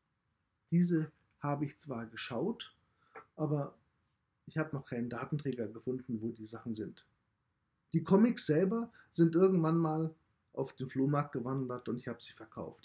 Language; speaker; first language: German; native; German